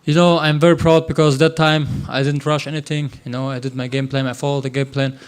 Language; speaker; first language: English; non-native, fluent; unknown